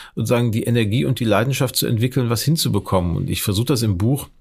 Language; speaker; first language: German; native; German